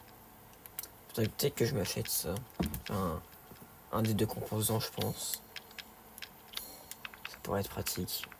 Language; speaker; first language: French; native; French